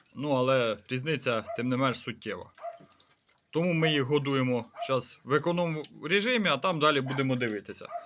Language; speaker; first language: Ukrainian; native; Ukrainian